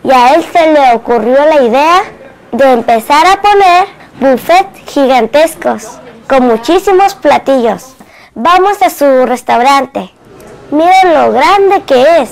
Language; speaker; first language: Spanish; early bilingual, other home language; Cantonese